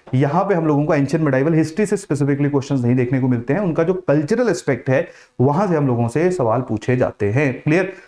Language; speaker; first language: Hindi; native; Hindi